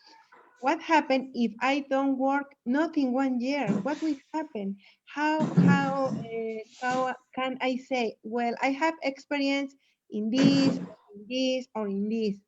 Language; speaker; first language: English; non-native, learner; Spanish